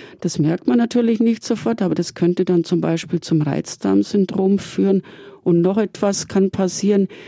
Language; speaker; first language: German; native; German